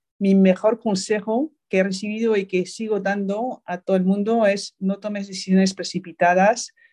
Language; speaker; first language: Spanish; non-native, fluent; French